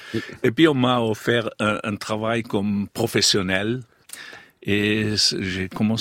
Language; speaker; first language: French; non-native, fluent; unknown